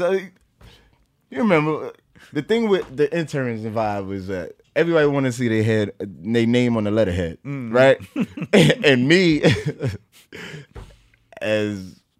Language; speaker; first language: English; native; English